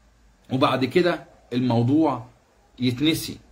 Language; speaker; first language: Arabic; native; Arabic